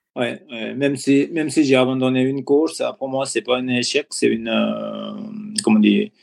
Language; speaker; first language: French; non-native, learner; Nepali